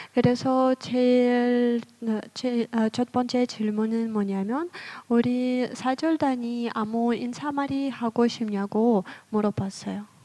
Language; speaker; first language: Korean; non-native, fluent; Russian